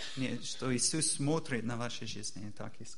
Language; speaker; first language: Russian; non-native, fluent; English